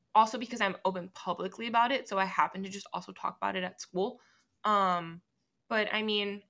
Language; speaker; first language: English; early bilingual, other home language; Spanish